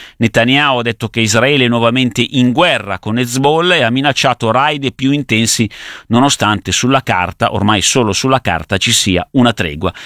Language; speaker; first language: Italian; native; Italian